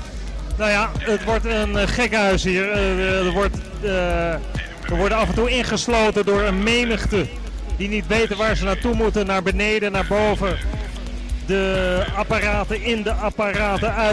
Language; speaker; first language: Dutch; native; Dutch